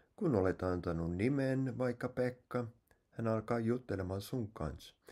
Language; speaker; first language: Finnish; non-native, fluent; English